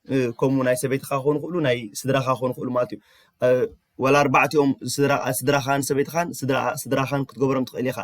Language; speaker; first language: Tigrinya; early bilingual, heritage; Tigrinya